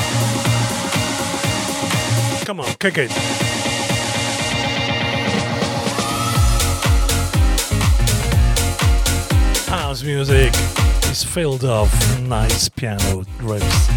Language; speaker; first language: English; non-native, fluent; Swiss German